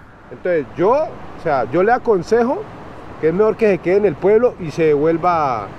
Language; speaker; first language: Spanish; native; Spanish